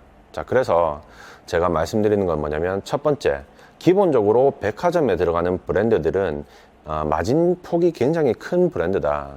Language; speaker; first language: Korean; native; Korean